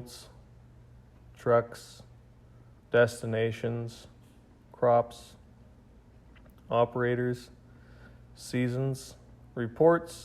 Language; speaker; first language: English; native; English